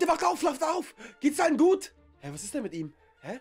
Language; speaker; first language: German; native; German